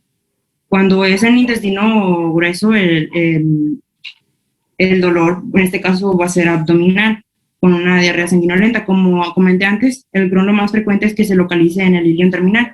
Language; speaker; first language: Spanish; native; Spanish